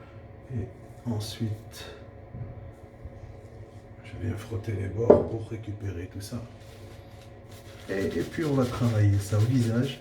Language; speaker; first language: French; native; French